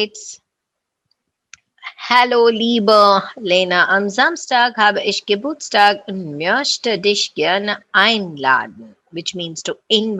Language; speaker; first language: German; non-native, learner; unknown